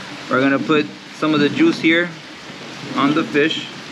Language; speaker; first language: English; early bilingual, other home language; Spanish